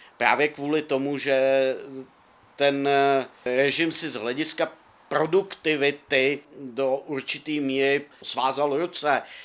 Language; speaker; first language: Czech; native; Czech